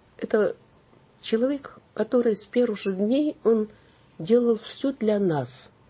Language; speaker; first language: Russian; non-native, local second language; Armenian